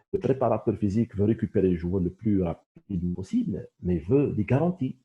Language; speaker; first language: French; non-native, local second language; Arabic